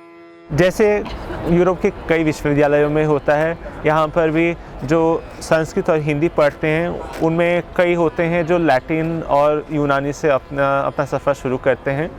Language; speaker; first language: Hindi; native; Hindi